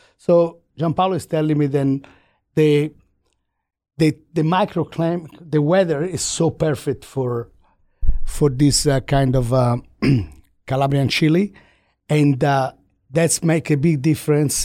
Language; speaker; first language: English; non-native, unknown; Italian